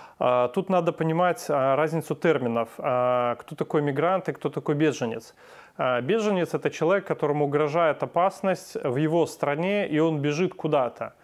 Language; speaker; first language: Russian; native; Russian